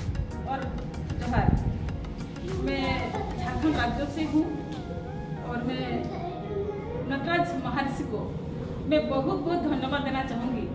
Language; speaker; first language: Hindi; non-native, local second language; Santali